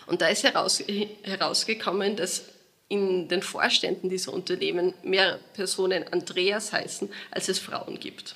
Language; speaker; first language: German; native; German